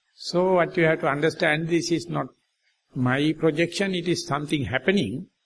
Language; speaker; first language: English; non-native, local second language; Sinhala